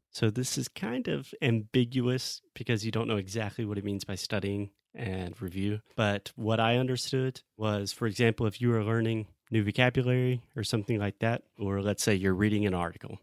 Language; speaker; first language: English; native; English